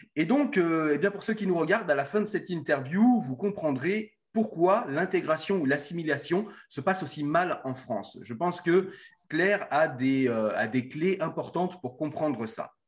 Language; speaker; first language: French; native; French